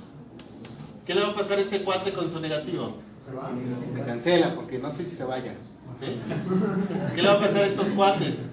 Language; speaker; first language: Spanish; native; Spanish